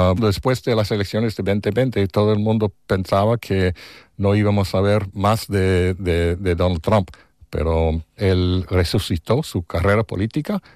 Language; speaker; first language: Spanish; non-native, fluent; English